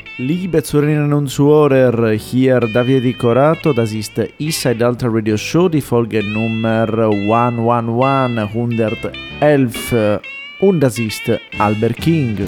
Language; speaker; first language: German; non-native, fluent; Italian